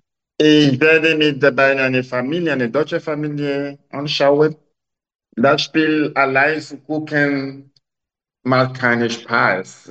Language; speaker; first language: German; non-native, learner; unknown